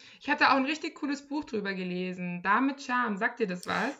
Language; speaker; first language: German; native; German